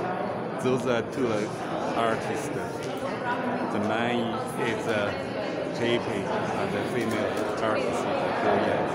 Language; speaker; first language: English; non-native, learner; Chinese